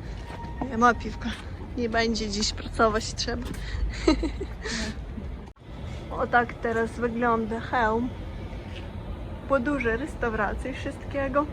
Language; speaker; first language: Polish; non-native, learner; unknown